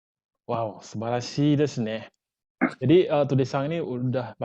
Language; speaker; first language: Indonesian; native; Indonesian